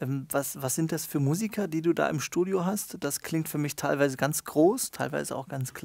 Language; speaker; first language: German; native; German